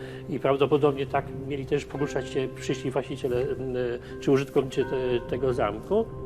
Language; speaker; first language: Polish; native; Polish